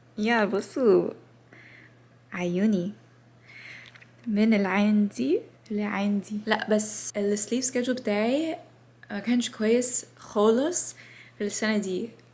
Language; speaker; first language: Arabic; non-native, learner; English